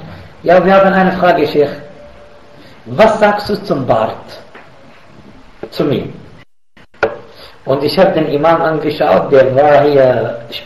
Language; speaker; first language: German; non-native, fluent; Arabic